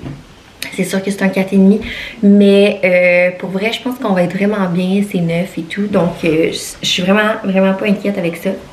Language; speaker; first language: French; native; French